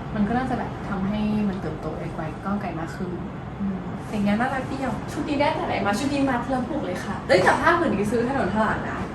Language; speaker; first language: Thai; native; Thai